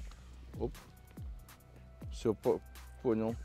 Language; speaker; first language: Russian; native; Russian